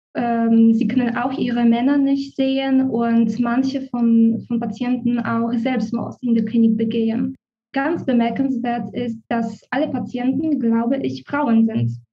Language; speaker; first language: German; non-native, fluent; Polish